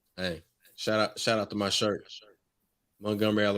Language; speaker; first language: English; native; English